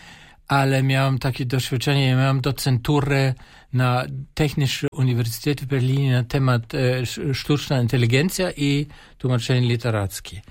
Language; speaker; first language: Polish; non-native, fluent; German